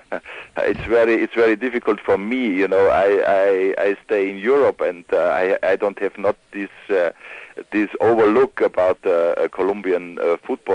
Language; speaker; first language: English; non-native, fluent; German